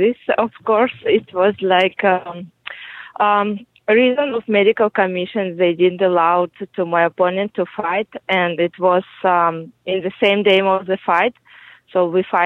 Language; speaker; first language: English; non-native, fluent; Russian